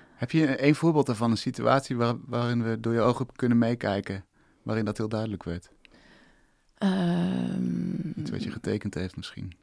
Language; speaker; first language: Dutch; native; Dutch